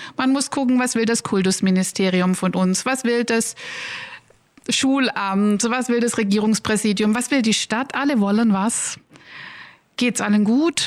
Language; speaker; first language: German; native; German